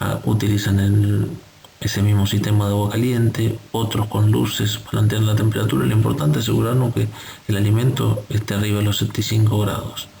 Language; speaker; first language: Spanish; native; Spanish